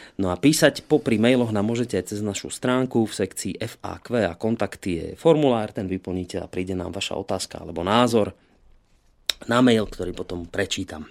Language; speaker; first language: Slovak; native; Slovak